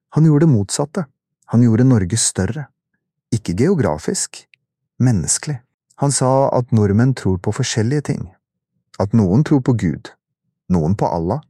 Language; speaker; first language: Norwegian; early bilingual, other home language; Urdu